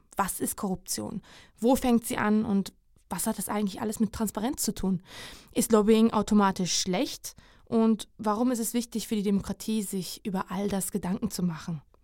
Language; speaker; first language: German; non-native, fluent; Georgian